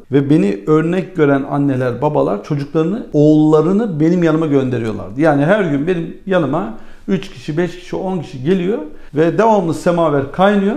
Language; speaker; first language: Turkish; early bilingual, heritage; Turkish